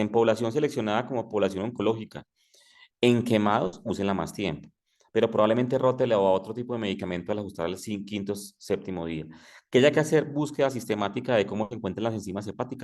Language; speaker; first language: Spanish; native; Spanish